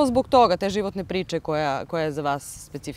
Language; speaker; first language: Serbian; native; Serbian